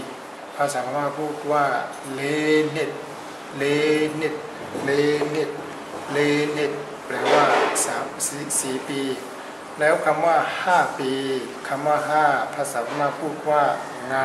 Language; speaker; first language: Thai; non-native, fluent; Burmese